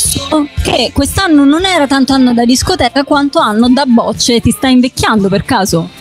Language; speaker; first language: Italian; native; Italian